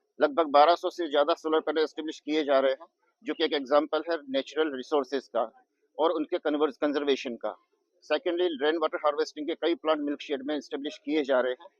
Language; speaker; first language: Hindi; non-native, local second language; Gujarati